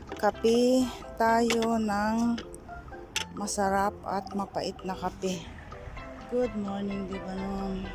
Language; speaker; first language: Filipino; non-native, local second language; Iloko